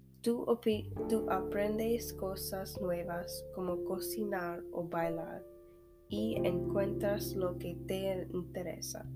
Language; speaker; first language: Spanish; non-native, learner; English